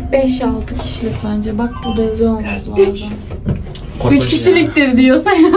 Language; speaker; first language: Turkish; non-native, learner; Indonesian